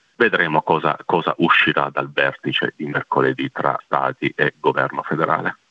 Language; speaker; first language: Italian; early bilingual, heritage; Italian